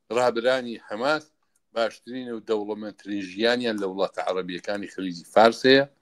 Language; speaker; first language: Central Kurdish; native; Central Kurdish